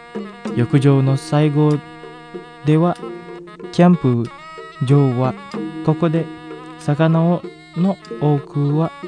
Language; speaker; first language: Japanese; non-native, fluent; Indonesian